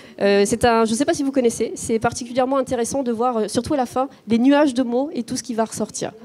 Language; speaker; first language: French; native; French